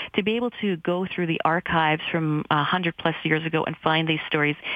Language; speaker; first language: English; native; English